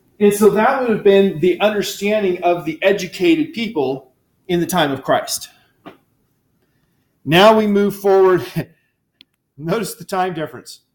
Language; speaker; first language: English; native; English